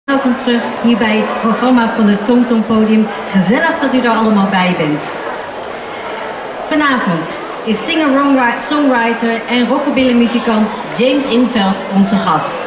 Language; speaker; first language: Dutch; native; Dutch